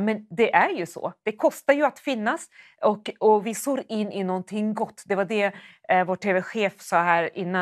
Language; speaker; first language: Swedish; native; Swedish